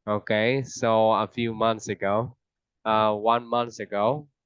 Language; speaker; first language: English; non-native, fluent; Vietnamese